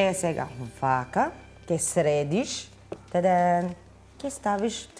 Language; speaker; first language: Macedonian; non-native, learner; Filipino